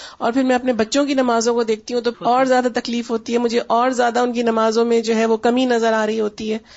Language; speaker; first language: Urdu; native; Urdu